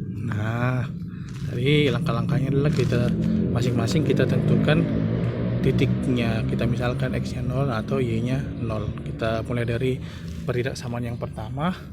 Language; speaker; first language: Indonesian; native; Indonesian